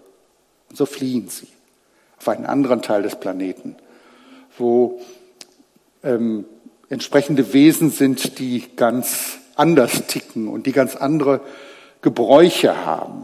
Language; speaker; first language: German; native; German